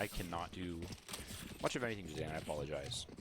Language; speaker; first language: English; native; English